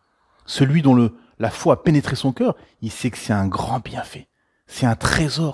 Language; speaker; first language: French; native; French